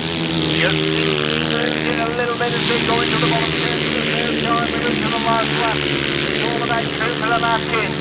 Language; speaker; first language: English; native; English